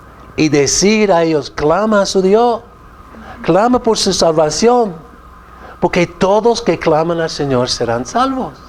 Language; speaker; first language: Spanish; non-native, fluent; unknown